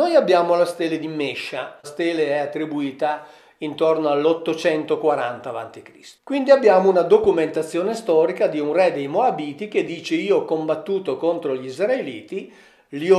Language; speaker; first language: Italian; native; Italian